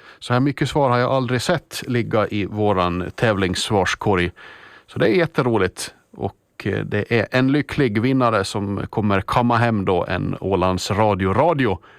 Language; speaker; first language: Swedish; native; Swedish